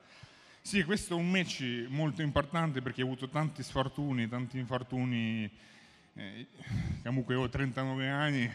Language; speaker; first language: Italian; non-native, learner; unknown